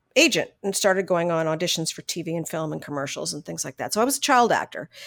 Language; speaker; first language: English; native; English